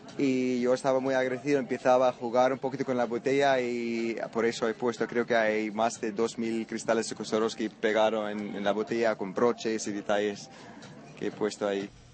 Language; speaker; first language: Spanish; non-native, fluent; Afrikaans